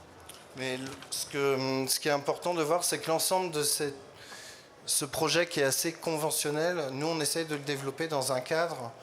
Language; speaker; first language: French; native; French